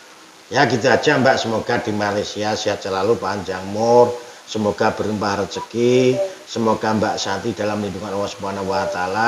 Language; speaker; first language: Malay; non-native, local second language; Javanese